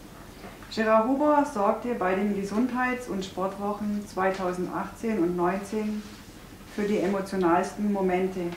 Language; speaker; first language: German; native; German